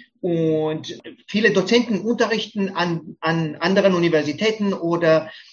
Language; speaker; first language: German; non-native, fluent; Romanian